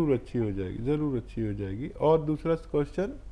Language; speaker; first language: Hindi; native; Hindi